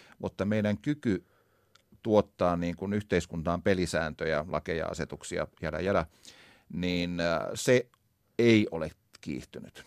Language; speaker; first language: Finnish; native; Finnish